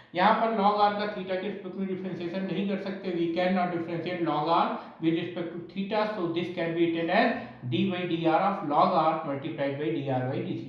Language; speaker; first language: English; non-native, local second language; Hindi